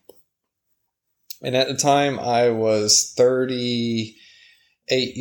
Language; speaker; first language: English; native; English